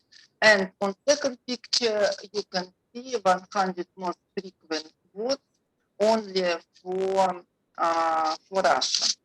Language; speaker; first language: English; non-native, learner; Russian